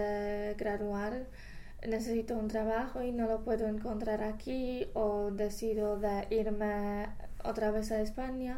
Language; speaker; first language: Spanish; non-native, fluent; English